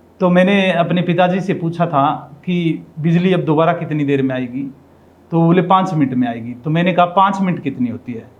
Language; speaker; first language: Hindi; non-native, local second language; Rajasthani